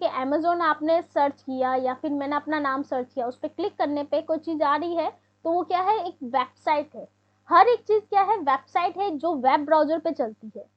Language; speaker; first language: Hindi; native; Hindi